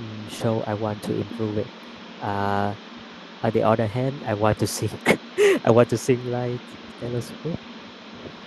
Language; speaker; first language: English; non-native, learner; Vietnamese